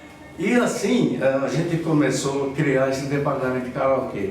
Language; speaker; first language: Portuguese; early bilingual, other home language; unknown